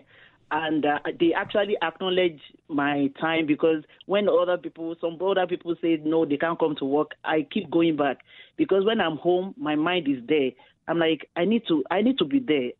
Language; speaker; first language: English; non-native, local second language; Yoruba